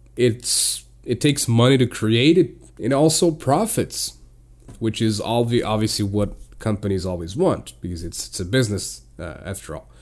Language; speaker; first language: English; non-native, fluent; Portuguese